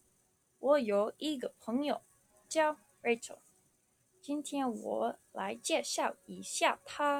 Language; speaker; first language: Chinese; non-native, learner; English